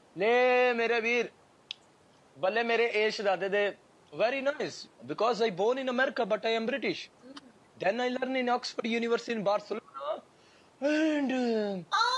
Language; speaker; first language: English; non-native, learner; Punjabi